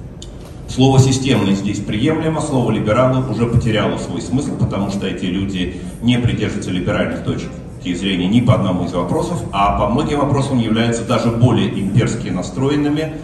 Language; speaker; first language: Russian; native; Russian